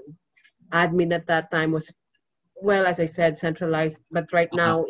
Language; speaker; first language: English; non-native, local second language; Cebuano